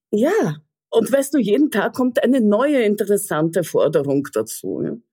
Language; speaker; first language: German; early bilingual, other home language; Russian